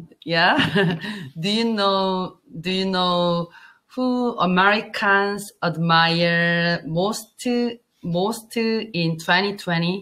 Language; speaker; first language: English; non-native, learner; Korean